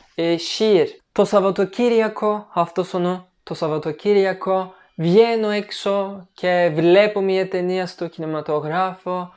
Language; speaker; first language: Greek; non-native, learner; Turkish